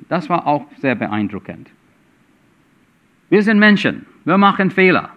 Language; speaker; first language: German; non-native, fluent; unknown